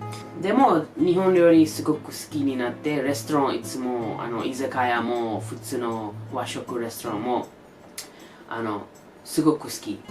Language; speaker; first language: Japanese; non-native, learner; English